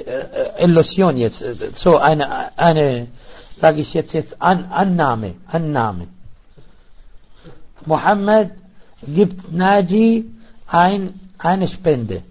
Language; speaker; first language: German; non-native, fluent; Arabic